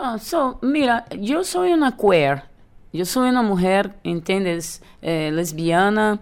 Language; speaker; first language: Spanish; non-native, learner; Portuguese